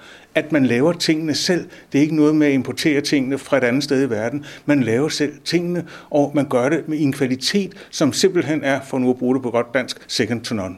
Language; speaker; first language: Danish; native; Danish